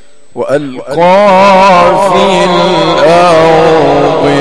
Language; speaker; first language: Arabic; native; Arabic